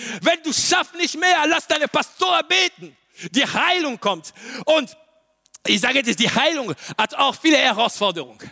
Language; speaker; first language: German; non-native, learner; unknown